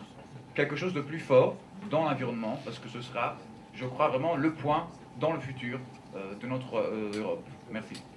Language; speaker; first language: French; non-native, fluent; Italian